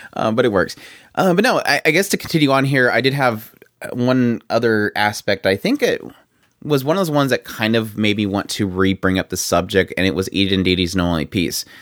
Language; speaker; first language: English; native; English